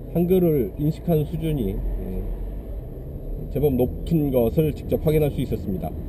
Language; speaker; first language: Korean; native; Korean